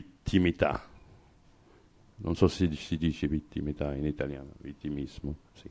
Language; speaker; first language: Italian; non-native, fluent; Arabic